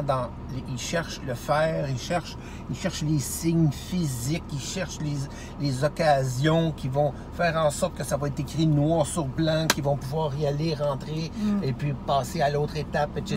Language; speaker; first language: French; native; French